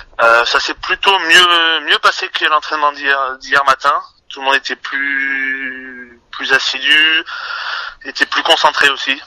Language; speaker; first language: French; native; French